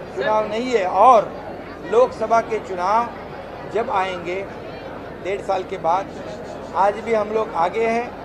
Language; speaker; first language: Hindi; non-native, local second language; Marathi